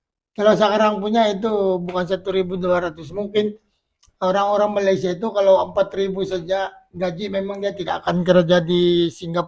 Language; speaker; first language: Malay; non-native, local second language; Filipino